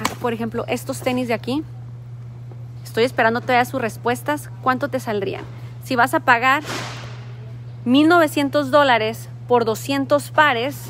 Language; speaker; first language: Spanish; native; Spanish